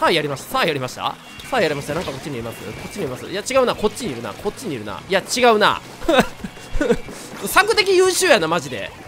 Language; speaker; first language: Japanese; native; Japanese